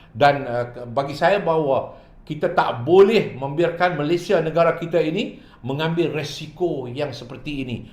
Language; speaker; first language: Malay; native; Malay